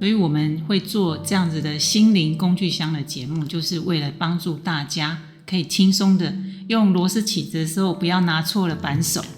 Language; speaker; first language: Chinese; native; Chinese